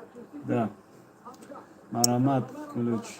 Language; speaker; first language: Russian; non-native, learner; Tajik